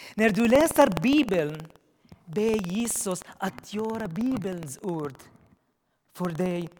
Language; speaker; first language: Swedish; non-native, learner; Arabic